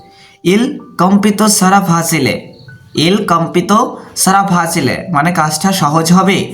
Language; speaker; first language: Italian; non-native, fluent; Bangla